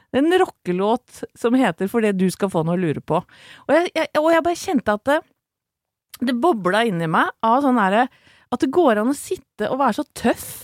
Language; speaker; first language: Norwegian; native; Norwegian